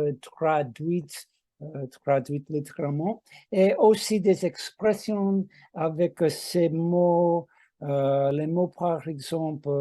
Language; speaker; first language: French; non-native, fluent; English